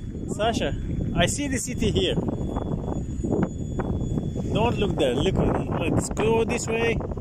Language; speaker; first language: English; non-native, learner; Turkish